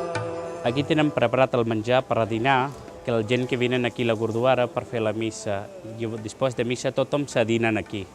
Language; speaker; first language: Catalan; non-native, learner; Punjabi